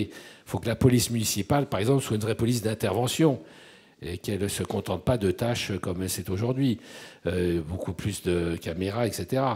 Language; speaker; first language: French; native; French